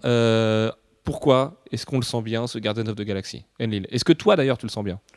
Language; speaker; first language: French; native; French